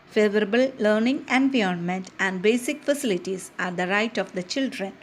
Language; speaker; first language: English; non-native, local second language; Malayalam